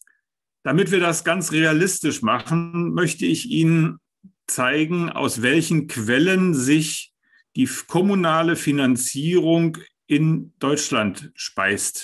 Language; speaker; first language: German; native; German